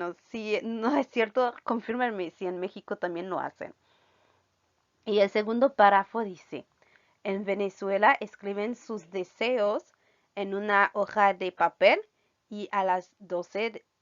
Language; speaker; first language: Spanish; non-native, fluent; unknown